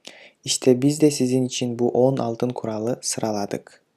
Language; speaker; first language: Turkish; non-native, fluent; Kyrgyz